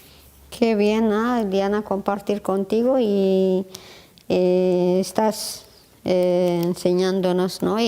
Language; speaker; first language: Spanish; non-native, learner; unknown